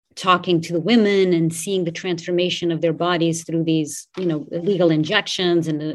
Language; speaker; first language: English; non-native, fluent; Portuguese